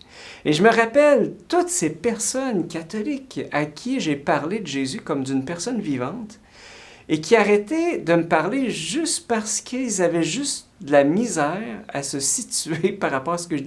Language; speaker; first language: French; native; French